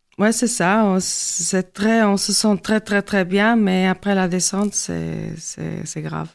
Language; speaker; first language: French; non-native, fluent; Portuguese